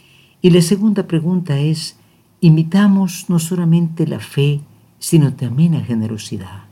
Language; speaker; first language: Spanish; native; Spanish